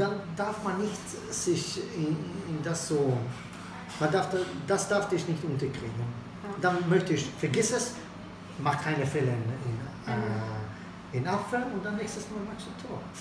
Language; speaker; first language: German; non-native, fluent; Swedish